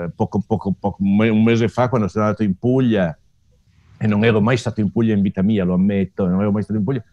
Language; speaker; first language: Italian; native; Italian